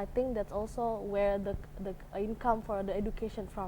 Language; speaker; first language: English; non-native, fluent; Indonesian